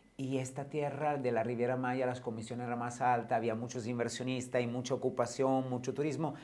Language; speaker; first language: Spanish; non-native, fluent; Italian